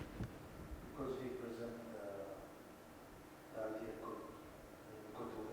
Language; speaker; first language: English; non-native, learner; Arabic